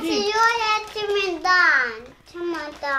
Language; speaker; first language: Romanian; early bilingual, heritage; Romanian